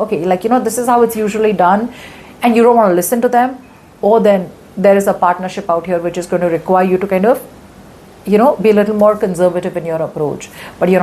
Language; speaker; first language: English; non-native, local second language; Hindi